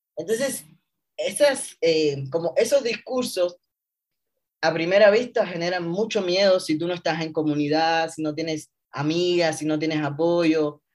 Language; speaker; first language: Spanish; native; Spanish